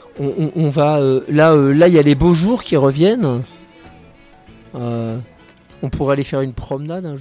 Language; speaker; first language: French; native; French